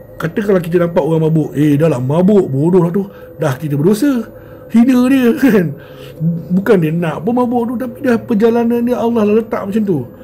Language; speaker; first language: Malay; native; Malay